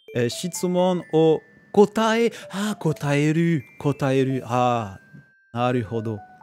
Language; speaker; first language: Japanese; non-native, learner; French